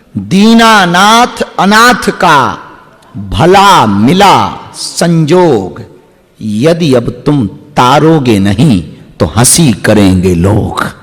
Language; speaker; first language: Hindi; native; Hindi